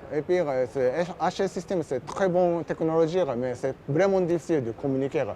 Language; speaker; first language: French; non-native, learner; Japanese